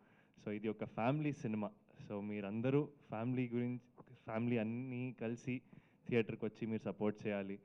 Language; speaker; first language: Telugu; non-native, fluent; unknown